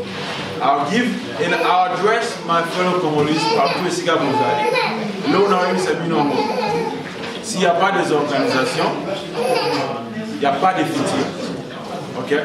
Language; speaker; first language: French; non-native, local second language; Lingala